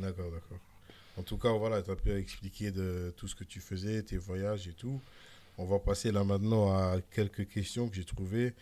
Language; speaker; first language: French; native; French